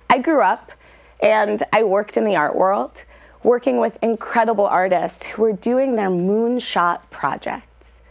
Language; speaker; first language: English; native; English